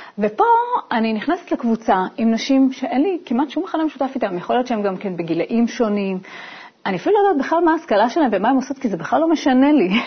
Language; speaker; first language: Hebrew; native; Hebrew